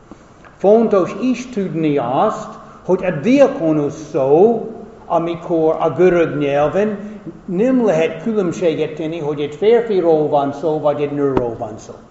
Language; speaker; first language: Hungarian; non-native, fluent; English